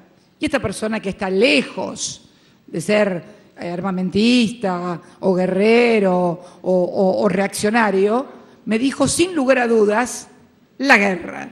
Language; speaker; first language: Spanish; native; Spanish